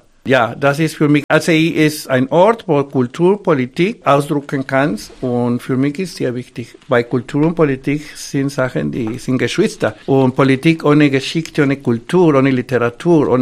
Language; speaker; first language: German; non-native, fluent; Spanish